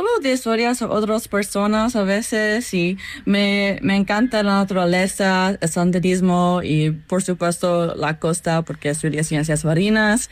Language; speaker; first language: Spanish; non-native, fluent; English